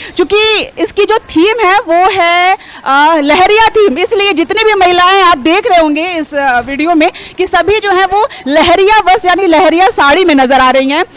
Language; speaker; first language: Hindi; native; Hindi